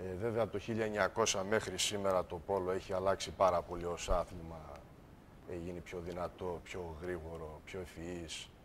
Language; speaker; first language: Greek; early bilingual, heritage; Greek